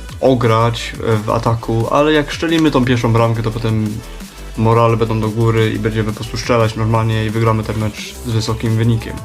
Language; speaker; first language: Polish; early bilingual, heritage; Polish